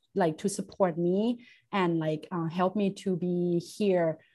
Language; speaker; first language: English; non-native, fluent; Thai